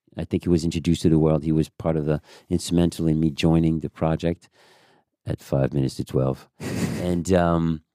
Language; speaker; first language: English; non-native, fluent; French